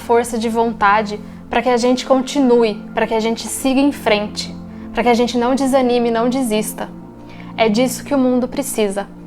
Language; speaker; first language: Portuguese; native; Portuguese